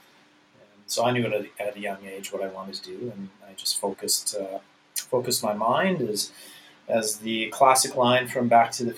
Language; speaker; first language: English; native; English